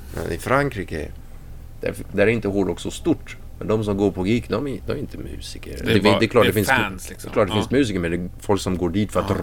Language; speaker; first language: Swedish; non-native, fluent; French